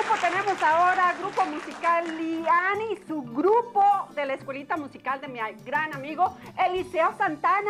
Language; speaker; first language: Spanish; native; Spanish